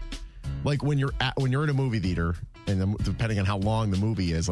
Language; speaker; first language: English; native; English